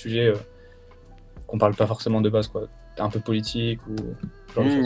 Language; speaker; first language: French; native; French